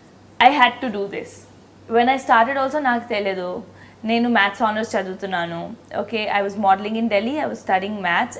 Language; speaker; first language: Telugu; non-native, learner; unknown